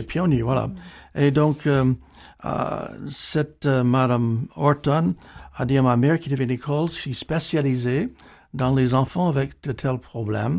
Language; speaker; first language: French; non-native, fluent; English